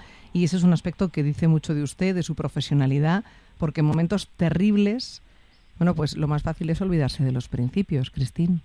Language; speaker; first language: Spanish; native; Spanish